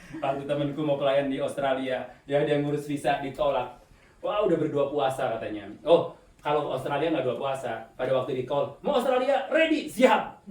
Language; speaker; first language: Indonesian; native; Indonesian